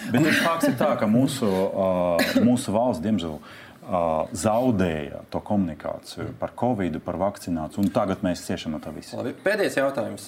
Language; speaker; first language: Latvian; non-native, local second language; Russian